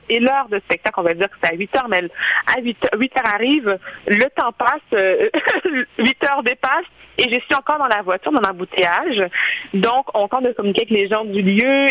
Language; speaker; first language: French; early bilingual, other home language; Haitian Creole